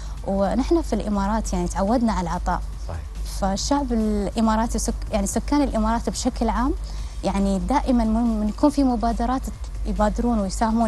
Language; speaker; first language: Arabic; native; Arabic